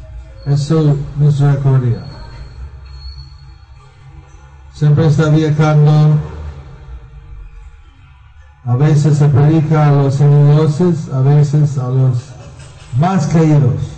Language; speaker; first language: Spanish; non-native, learner; Bangla